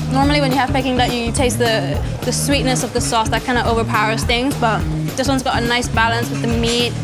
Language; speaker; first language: English; non-native, local second language; Cantonese